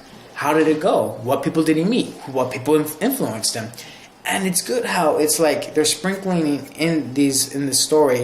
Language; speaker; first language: English; native; English